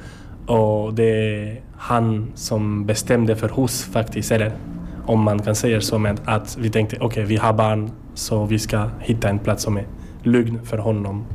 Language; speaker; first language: Swedish; non-native, learner; French